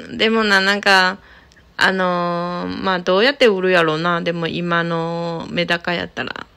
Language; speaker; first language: Japanese; non-native, fluent; Chinese